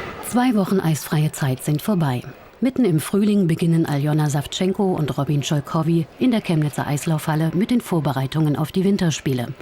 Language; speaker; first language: German; native; German